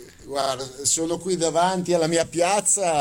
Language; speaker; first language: Italian; native; Italian